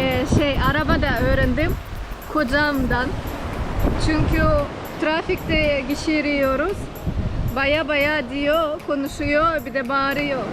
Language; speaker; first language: Turkish; non-native, learner; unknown